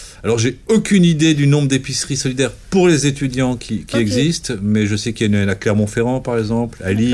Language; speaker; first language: French; native; French